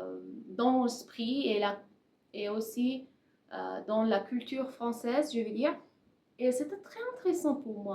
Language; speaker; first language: French; non-native, learner; Persian